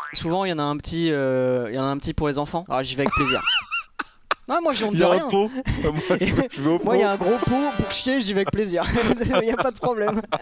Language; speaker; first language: French; native; French